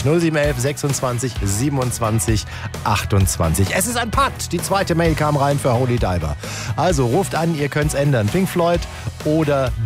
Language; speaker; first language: German; native; German